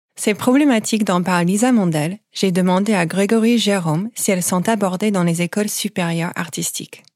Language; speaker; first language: French; non-native, fluent; English